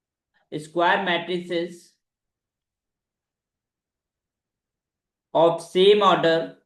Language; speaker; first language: English; non-native, local second language; Hindi